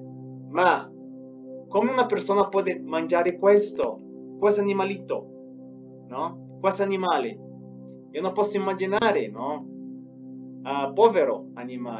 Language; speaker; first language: Italian; non-native, fluent; Spanish